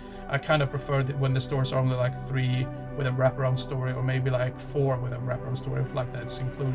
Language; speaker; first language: English; non-native, fluent; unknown